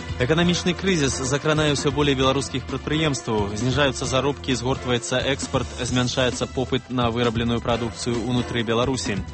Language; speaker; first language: Belarusian; native; Belarusian